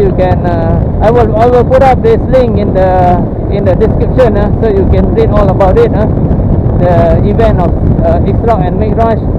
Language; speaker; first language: English; non-native, local second language; Malay